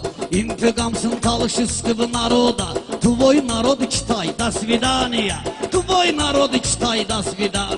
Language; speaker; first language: Russian; non-native, local second language; Talysh